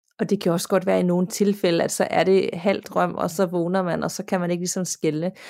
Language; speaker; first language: Danish; native; Danish